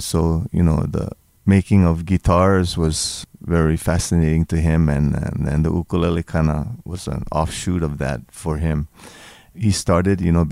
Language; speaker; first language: English; native; English